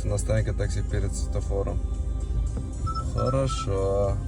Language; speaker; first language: Russian; non-native, local second language; Kyrgyz